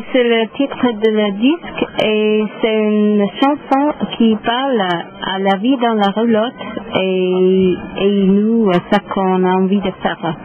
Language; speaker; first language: French; non-native, learner; English